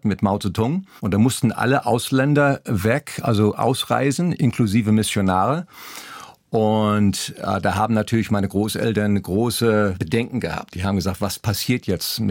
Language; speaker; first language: German; native; German